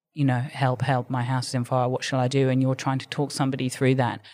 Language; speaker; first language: English; native; English